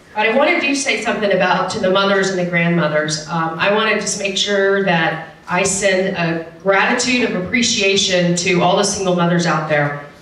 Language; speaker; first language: English; native; English